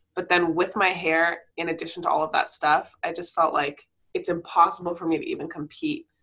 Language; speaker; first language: English; native; English